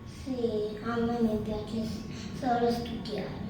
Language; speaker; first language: Italian; early bilingual, other home language; Bangla